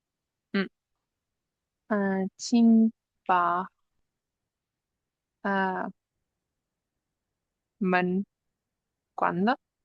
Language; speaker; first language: Chinese; non-native, learner; English